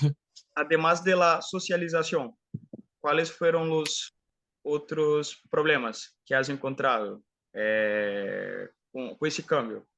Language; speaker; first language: Spanish; non-native, fluent; Portuguese